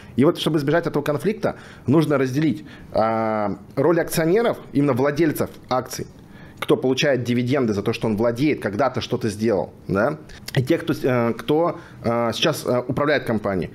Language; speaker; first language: Russian; native; Russian